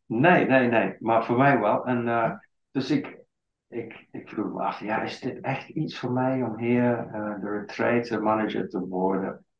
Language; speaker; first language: Dutch; non-native, fluent; English